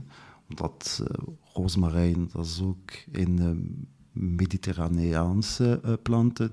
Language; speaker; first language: Dutch; non-native, local second language; French